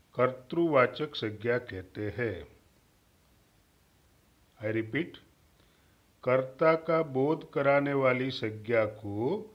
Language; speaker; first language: Hindi; non-native, local second language; Gujarati